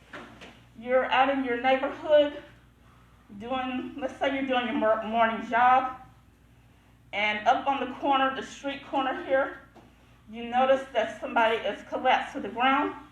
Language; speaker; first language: English; native; English